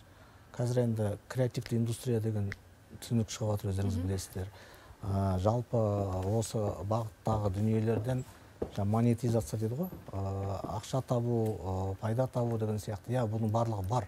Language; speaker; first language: Kazakh; native; Kazakh